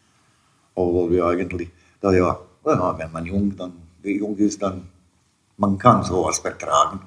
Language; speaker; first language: German; non-native, fluent; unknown